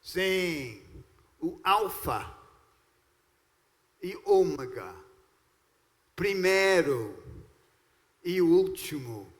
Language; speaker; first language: Portuguese; non-native, fluent; English